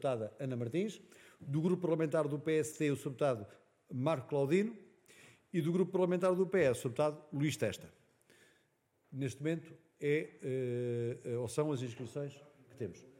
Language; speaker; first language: Portuguese; native; Portuguese